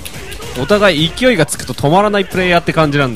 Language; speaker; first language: Japanese; native; Japanese